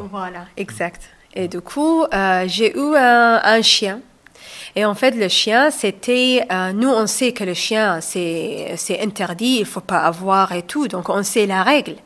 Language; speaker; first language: French; non-native, learner; Somali